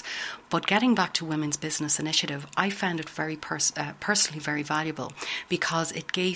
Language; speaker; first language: English; native; English